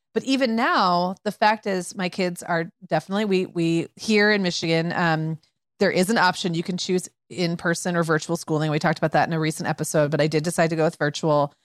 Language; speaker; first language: English; native; English